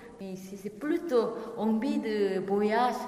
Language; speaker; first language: French; non-native, learner; Korean